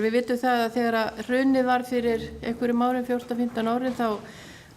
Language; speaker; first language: Icelandic; native; Icelandic